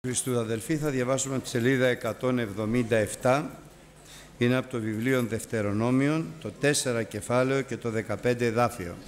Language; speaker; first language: Greek; native; Greek